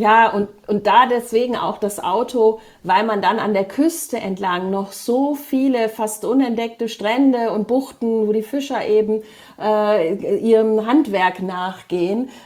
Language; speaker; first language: German; native; German